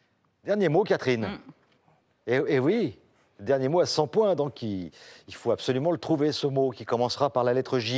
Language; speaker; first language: French; native; French